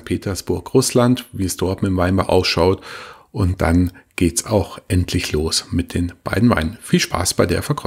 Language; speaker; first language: German; native; German